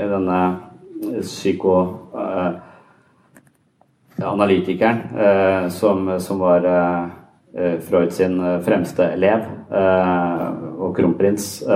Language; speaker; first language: Norwegian; native; Norwegian